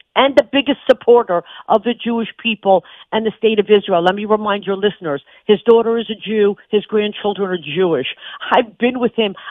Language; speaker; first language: English; native; English